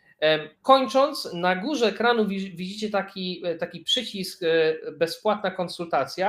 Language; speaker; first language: Polish; native; Polish